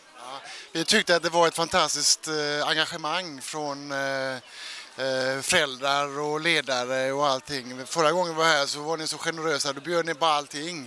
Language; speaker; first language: Swedish; native; Swedish